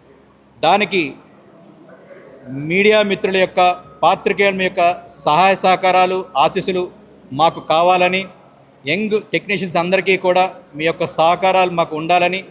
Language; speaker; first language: Telugu; native; Telugu